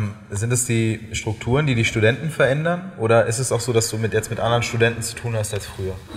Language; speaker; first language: German; native; German